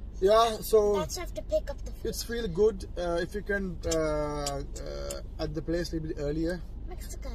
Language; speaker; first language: English; non-native, learner; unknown